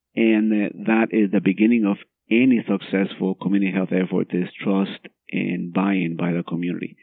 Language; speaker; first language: English; non-native, fluent; Spanish